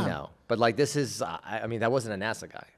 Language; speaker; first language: English; native; English